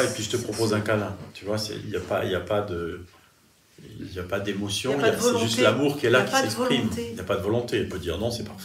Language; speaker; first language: French; native; French